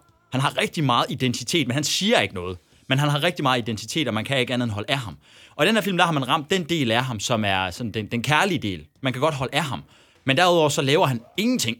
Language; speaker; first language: Danish; native; Danish